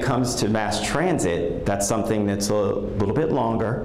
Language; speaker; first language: English; native; English